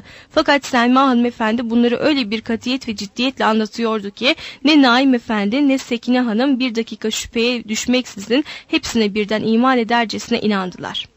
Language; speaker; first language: Turkish; native; Turkish